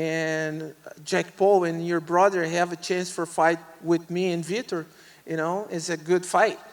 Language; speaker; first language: English; non-native, learner; Portuguese